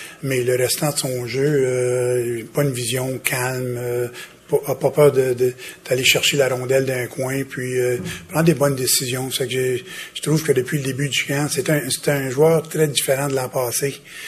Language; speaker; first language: French; native; French